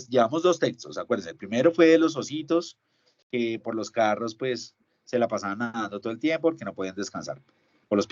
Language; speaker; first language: Spanish; native; Spanish